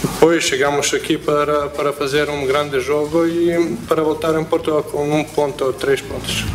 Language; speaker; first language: Portuguese; non-native, fluent; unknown